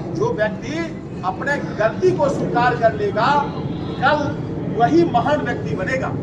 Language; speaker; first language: Hindi; native; Hindi